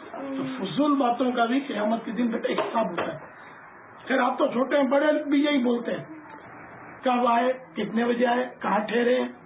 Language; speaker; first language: Urdu; native; Urdu